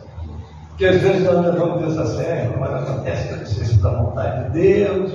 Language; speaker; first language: Portuguese; native; Portuguese